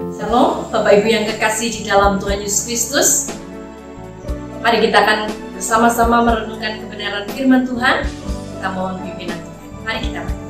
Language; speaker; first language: Indonesian; native; Indonesian